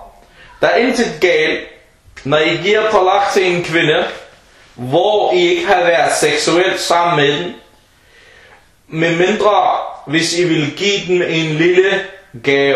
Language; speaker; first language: Danish; early bilingual, other home language; Arabic